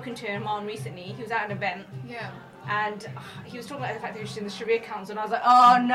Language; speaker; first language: English; native; English